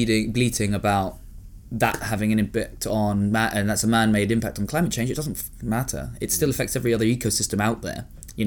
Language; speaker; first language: English; native; English